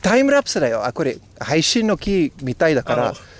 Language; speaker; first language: Japanese; non-native, learner; English